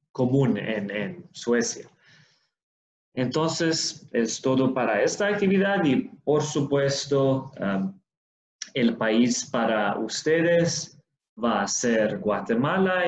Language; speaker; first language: Spanish; non-native, fluent; Swedish